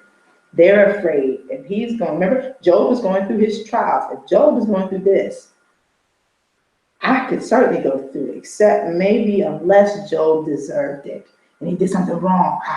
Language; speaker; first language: English; native; English